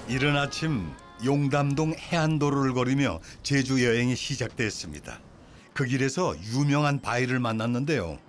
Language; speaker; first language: Korean; native; Korean